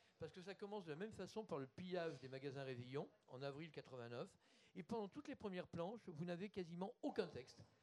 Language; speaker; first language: French; native; French